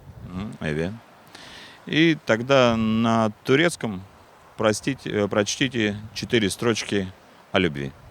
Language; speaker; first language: Russian; native; Russian